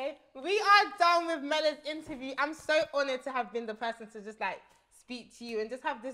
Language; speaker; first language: English; early bilingual, other home language; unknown